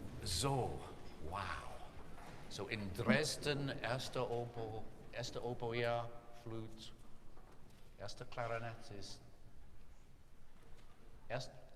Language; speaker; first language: German; non-native, learner; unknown